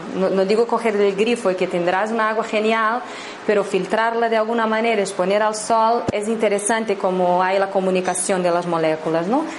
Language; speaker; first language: Spanish; non-native, fluent; Portuguese